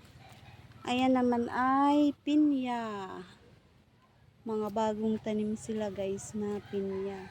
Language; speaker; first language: Filipino; native; Filipino